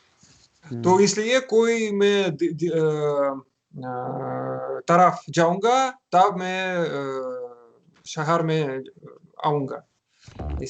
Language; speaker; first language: Hindi; non-native, learner; Russian